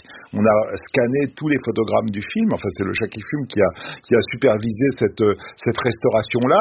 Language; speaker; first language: French; native; French